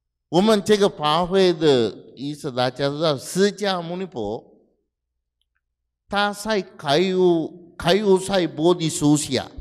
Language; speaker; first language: Chinese; non-native, fluent; Sinhala